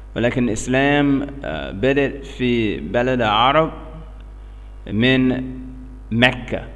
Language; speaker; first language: Arabic; non-native, learner; English